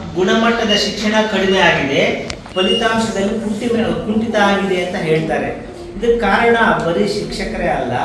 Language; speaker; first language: Kannada; native; Kannada